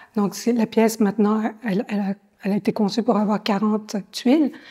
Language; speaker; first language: French; native; French